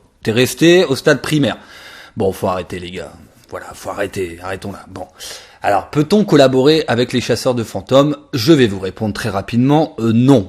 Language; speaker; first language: French; native; French